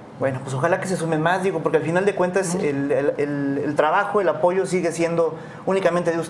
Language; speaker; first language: Spanish; native; Spanish